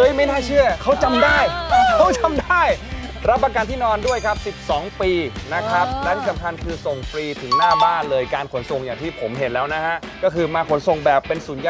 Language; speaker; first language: Thai; native; Thai